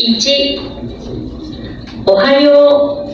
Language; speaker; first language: Japanese; non-native, learner; Indonesian